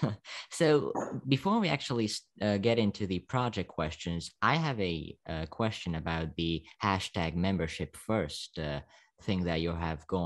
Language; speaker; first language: English; non-native, fluent; Slovak